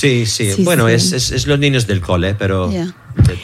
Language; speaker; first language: Spanish; non-native, fluent; English